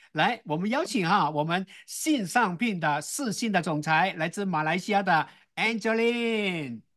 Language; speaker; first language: Chinese; non-native, local second language; Cantonese